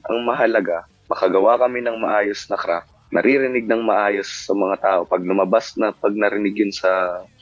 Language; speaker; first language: Filipino; non-native, local second language; Bikol